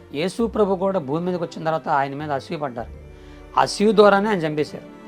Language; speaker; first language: Telugu; non-native, local second language; Koya